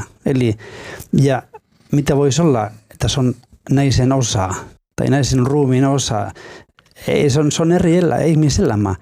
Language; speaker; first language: Finnish; non-native, fluent; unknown